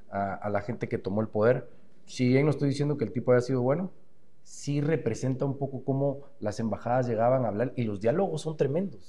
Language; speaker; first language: Spanish; native; Spanish